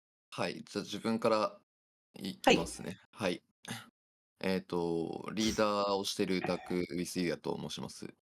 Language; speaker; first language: Japanese; native; Japanese